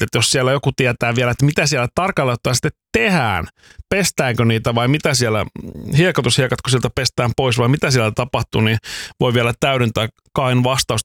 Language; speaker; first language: Finnish; native; Finnish